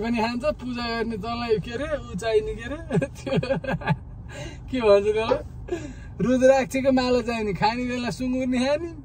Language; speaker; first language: Nepali; native; Nepali